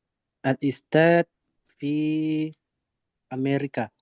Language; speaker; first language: Arabic; non-native, learner; Indonesian